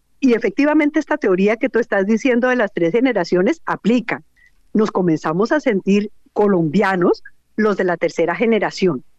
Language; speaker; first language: Spanish; native; Spanish